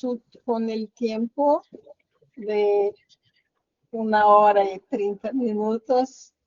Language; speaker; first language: Spanish; non-native, learner; Portuguese